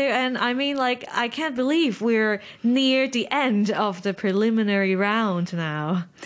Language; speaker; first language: English; non-native, local second language; Cantonese